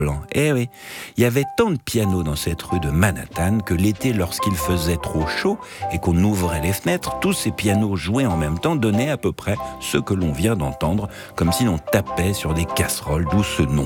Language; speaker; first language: French; native; French